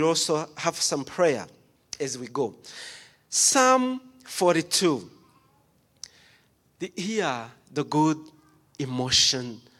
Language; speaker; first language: English; non-native, local second language; Kinyarwanda